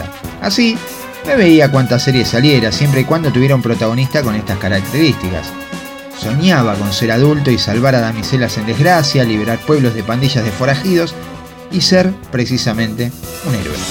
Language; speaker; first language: Spanish; native; Spanish